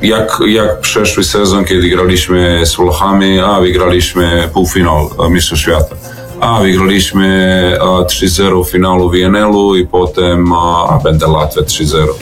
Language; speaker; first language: Polish; non-native, fluent; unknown